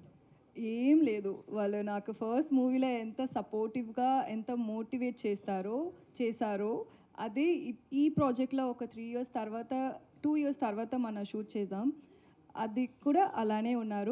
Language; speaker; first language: Telugu; non-native, learner; Tamil